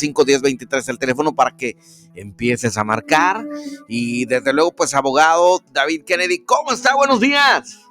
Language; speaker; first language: Spanish; native; Spanish